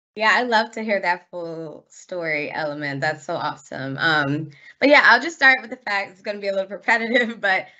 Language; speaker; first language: English; native; English